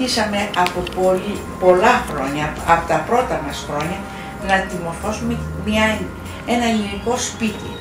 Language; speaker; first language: Greek; early bilingual, heritage; Greek